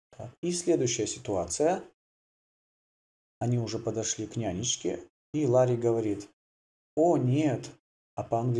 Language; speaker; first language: Russian; native; Russian